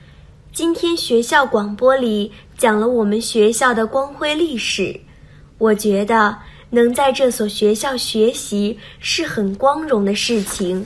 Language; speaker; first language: Chinese; non-native, learner; Vietnamese